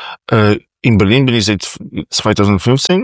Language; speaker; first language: German; non-native, fluent; Polish